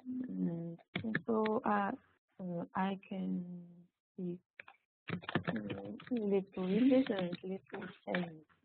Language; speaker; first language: English; non-native, learner; Tuvinian